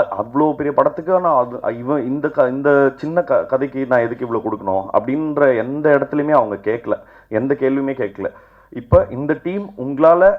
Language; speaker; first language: Tamil; native; Tamil